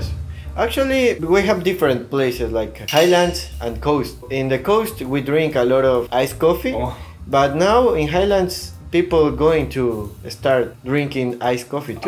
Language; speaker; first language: English; non-native, learner; Spanish